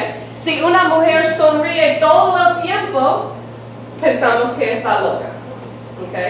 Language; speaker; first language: Spanish; non-native, fluent; English